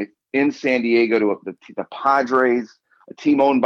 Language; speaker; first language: English; native; English